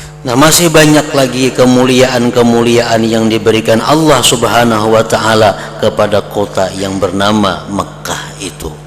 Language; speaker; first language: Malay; non-native, local second language; Banjar